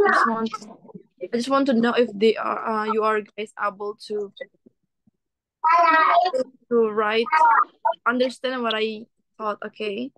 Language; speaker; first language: English; non-native, learner; Indonesian